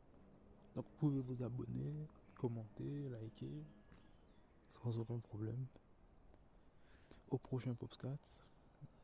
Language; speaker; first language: French; native; French